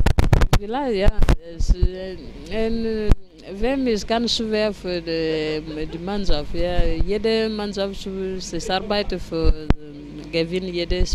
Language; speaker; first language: German; non-native, learner; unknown